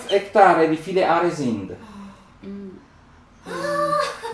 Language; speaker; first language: German; non-native, learner; Spanish